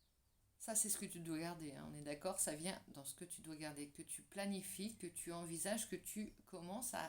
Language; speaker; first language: French; native; French